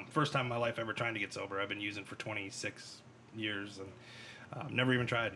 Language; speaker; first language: English; native; English